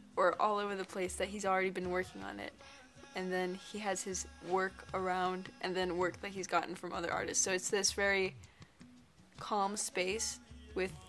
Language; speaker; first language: English; native; English